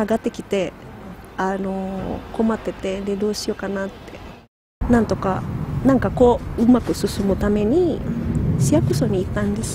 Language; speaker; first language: Japanese; non-native, fluent; Indonesian